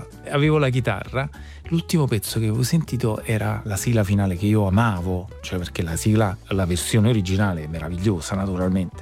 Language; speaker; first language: Italian; native; Italian